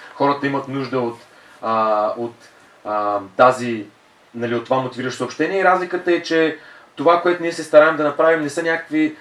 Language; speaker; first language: Bulgarian; native; Bulgarian